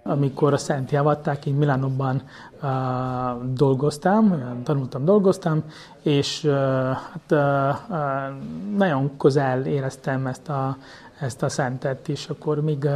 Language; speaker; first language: Hungarian; non-native, fluent; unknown